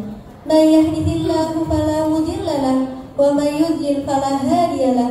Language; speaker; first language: Arabic; non-native, learner; Indonesian